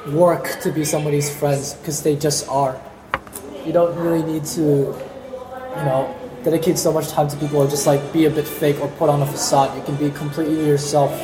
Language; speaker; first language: English; native; English